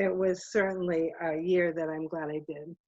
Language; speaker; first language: English; native; English